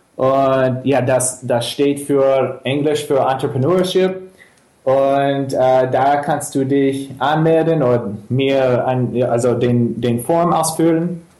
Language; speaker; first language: German; non-native, fluent; English